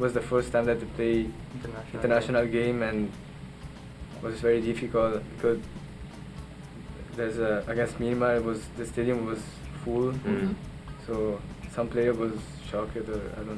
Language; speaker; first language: English; non-native, learner; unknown